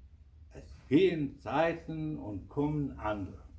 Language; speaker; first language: German; non-native, fluent; Kurdish